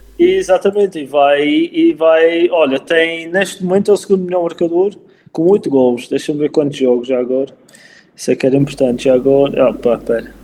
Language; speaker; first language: Portuguese; native; Portuguese